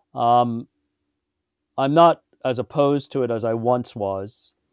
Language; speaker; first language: English; native; English